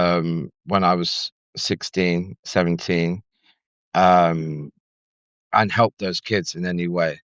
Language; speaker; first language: English; native; English